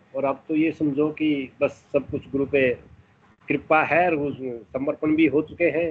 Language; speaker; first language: Hindi; native; Hindi